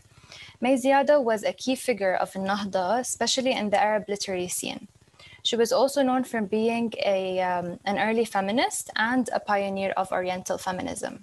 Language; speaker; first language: English; non-native, fluent; Arabic